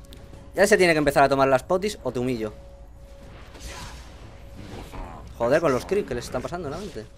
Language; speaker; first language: Spanish; native; Spanish